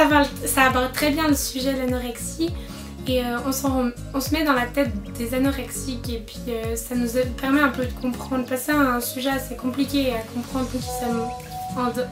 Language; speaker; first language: French; native; French